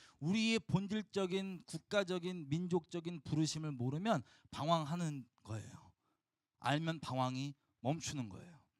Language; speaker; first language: Korean; native; Korean